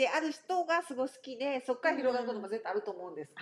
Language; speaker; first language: Japanese; native; Japanese